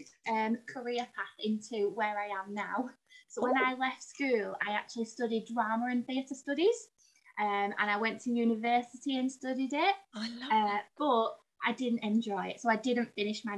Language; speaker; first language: English; native; English